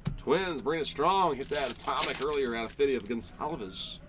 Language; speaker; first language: English; native; English